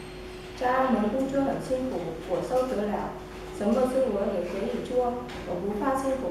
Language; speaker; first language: Chinese; non-native, learner; Vietnamese